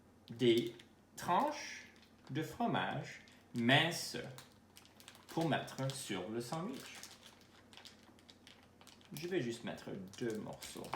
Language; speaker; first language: French; non-native, local second language; English